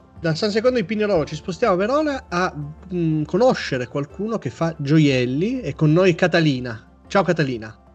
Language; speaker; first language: Italian; native; Italian